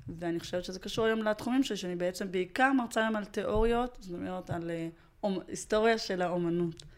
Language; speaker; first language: Hebrew; early bilingual, other home language; Russian